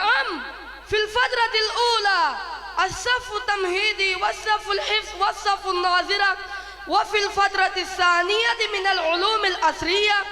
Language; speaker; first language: Arabic; non-native, learner; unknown